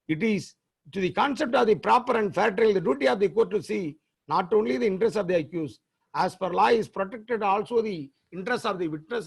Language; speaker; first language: English; non-native, local second language; Tamil